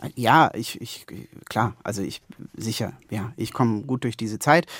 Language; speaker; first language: German; native; German